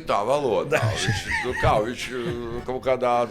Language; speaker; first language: Latvian; native; Latvian